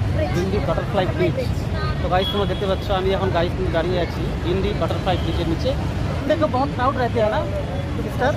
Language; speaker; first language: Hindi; non-native, local second language; Bangla